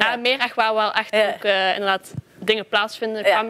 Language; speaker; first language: Dutch; native; Dutch